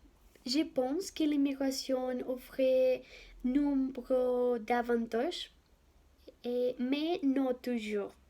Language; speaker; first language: French; non-native, learner; Spanish